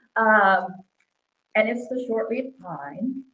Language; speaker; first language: English; native; English